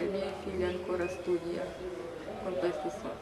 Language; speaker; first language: Italian; non-native, learner; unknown